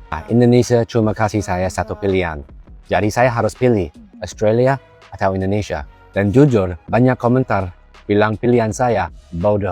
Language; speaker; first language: Indonesian; non-native, fluent; English